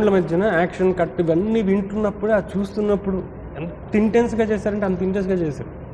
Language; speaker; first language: Telugu; native; Telugu